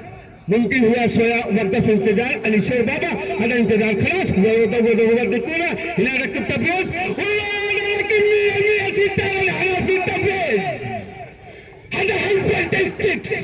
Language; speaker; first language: Arabic; non-native, learner; Hindi